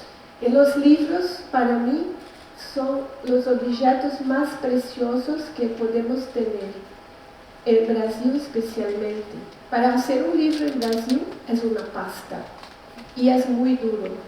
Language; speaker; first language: Spanish; non-native, learner; Portuguese